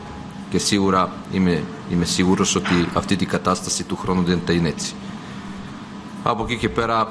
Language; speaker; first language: Greek; non-native, fluent; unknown